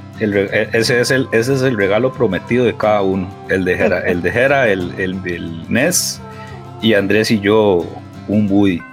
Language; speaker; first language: Spanish; native; Spanish